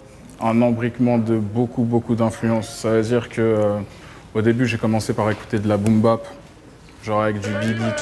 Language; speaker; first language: French; native; French